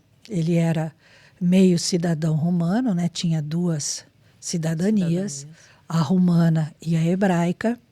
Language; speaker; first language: Portuguese; native; Portuguese